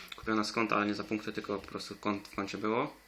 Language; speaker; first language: Polish; native; Polish